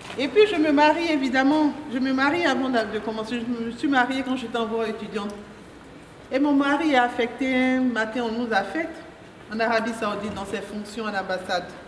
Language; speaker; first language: French; non-native, local second language; Mandingo